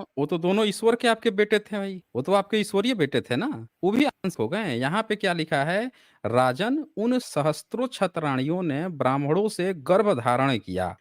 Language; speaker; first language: Hindi; native; Hindi